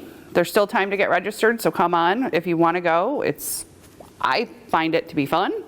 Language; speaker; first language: English; native; English